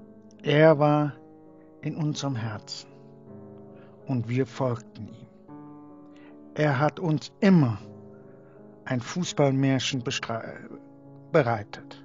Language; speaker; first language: German; early bilingual, other home language; Turkish